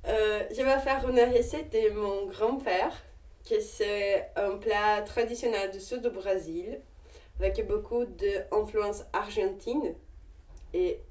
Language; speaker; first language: French; non-native, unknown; Portuguese